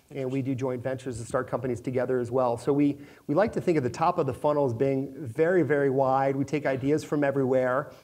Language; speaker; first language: English; native; English